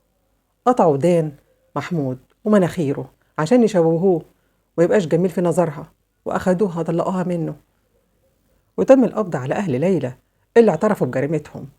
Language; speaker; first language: Arabic; native; Arabic